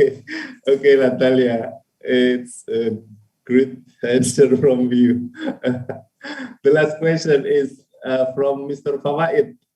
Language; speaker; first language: English; non-native, fluent; Indonesian